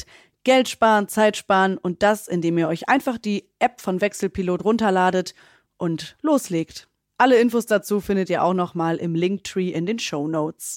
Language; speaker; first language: German; native; German